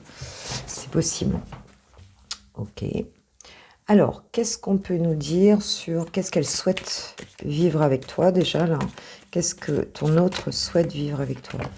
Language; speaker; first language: French; native; French